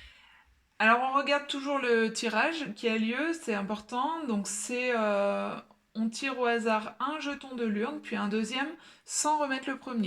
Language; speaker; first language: French; native; French